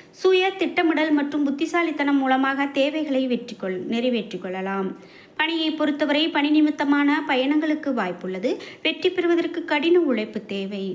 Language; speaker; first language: Tamil; native; Tamil